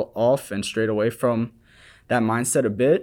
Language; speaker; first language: English; native; English